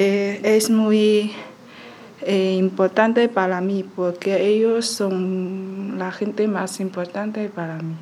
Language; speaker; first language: Spanish; non-native, learner; Chinese